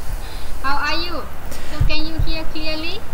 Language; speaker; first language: English; non-native, local second language; Malay